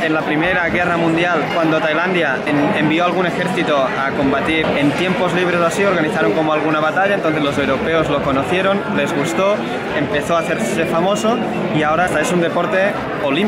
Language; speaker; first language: Spanish; non-native, local second language; Catalan